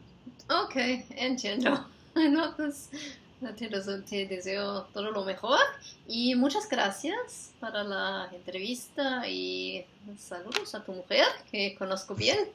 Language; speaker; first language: Spanish; non-native, fluent; Portuguese